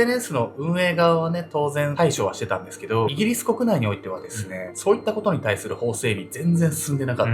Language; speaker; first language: Japanese; native; Japanese